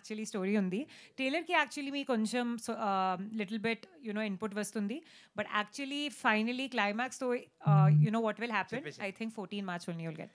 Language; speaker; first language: Telugu; non-native, learner; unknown